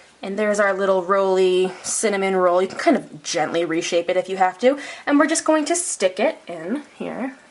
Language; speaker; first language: English; native; English